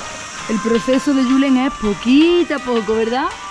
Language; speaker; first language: Spanish; native; Spanish